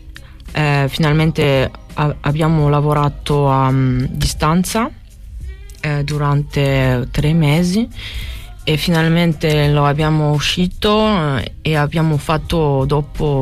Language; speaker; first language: Italian; non-native, learner; French